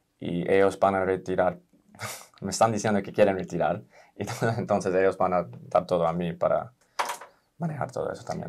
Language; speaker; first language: Spanish; early bilingual, heritage; Spanish